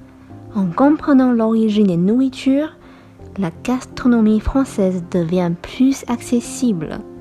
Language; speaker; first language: French; non-native, fluent; Chinese